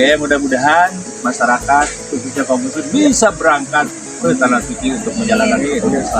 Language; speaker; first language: Indonesian; native; Indonesian